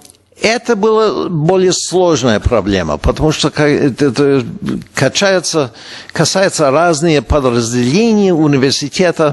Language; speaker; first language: Russian; non-native, fluent; English